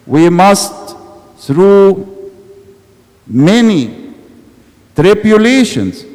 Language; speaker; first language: English; non-native, fluent; Arabic